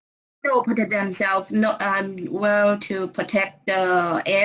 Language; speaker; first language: English; non-native, learner; Thai